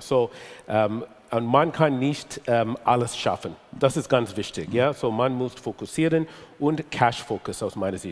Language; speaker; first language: German; non-native, fluent; English